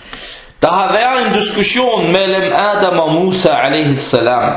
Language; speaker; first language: Danish; non-native, fluent; Arabic